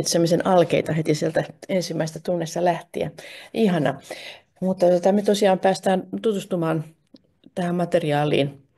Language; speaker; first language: Finnish; native; Finnish